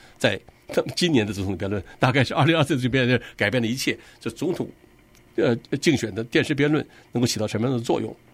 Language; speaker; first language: Chinese; native; Chinese